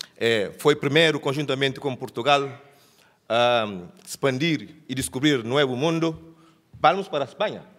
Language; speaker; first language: Portuguese; non-native, local second language; Kabuverdianu